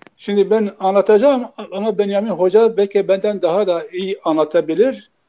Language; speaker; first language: Turkish; non-native, local second language; Kurdish